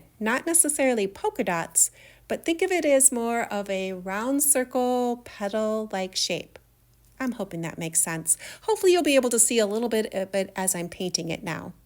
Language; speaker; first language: English; native; English